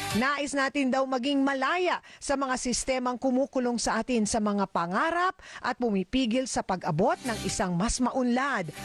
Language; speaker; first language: Filipino; native; Filipino